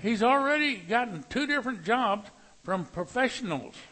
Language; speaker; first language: English; native; English